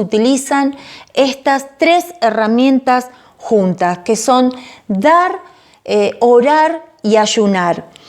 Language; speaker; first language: Spanish; native; Spanish